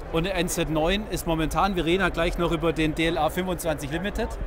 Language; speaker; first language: German; native; German